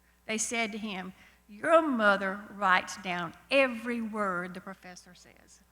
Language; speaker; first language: English; native; English